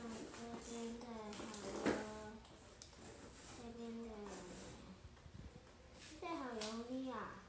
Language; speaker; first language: Chinese; early bilingual, heritage; Chinese